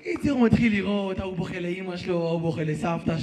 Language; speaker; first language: Hebrew; native; Hebrew